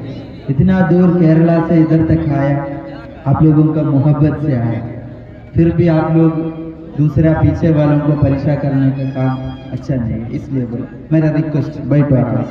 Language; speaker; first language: Hindi; non-native, local second language; Malayalam